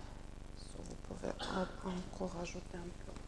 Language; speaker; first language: French; non-native, learner; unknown